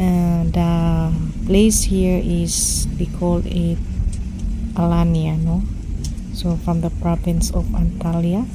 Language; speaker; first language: English; non-native, local second language; Filipino